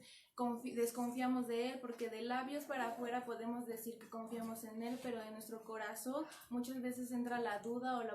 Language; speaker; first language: Spanish; native; Spanish